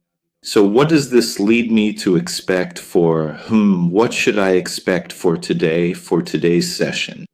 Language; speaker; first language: English; non-native, fluent; Italian